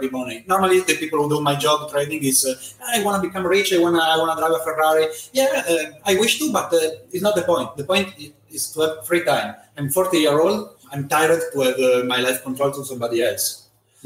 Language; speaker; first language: English; non-native, fluent; Italian